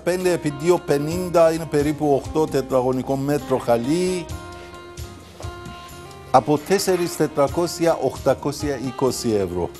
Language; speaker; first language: Greek; non-native, fluent; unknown